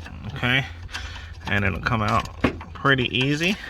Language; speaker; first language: English; native; English